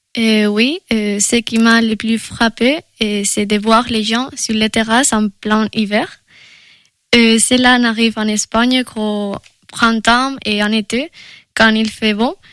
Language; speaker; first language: French; non-native, fluent; Spanish